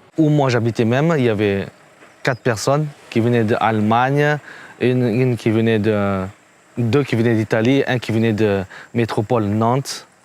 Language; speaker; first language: French; non-native, fluent; Hmong